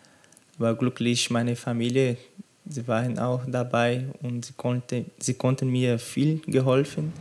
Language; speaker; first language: German; non-native, learner; Portuguese